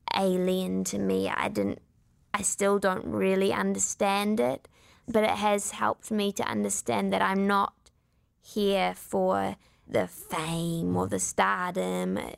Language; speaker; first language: English; native; English